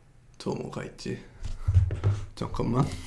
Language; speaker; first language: Korean; non-native, fluent; English